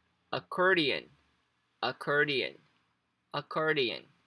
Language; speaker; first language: English; non-native, fluent; Portuguese